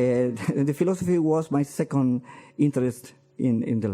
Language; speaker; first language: English; non-native, learner; Spanish